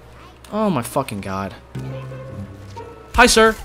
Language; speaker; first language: English; native; English